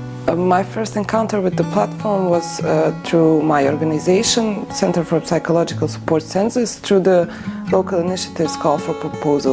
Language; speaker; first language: English; non-native, fluent; Bosnian